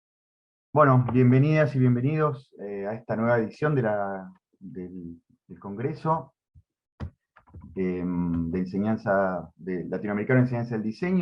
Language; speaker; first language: Spanish; native; Spanish